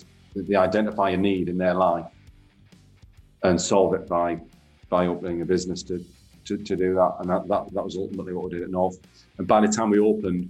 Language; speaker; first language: English; native; English